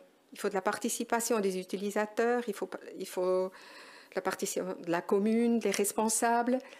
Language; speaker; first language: French; non-native, local second language; German